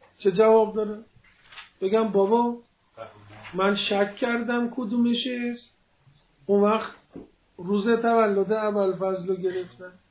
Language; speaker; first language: Persian; non-native, local second language; Azerbaijani